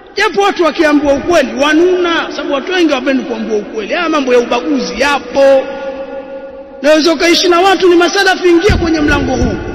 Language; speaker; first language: Swahili; native; Swahili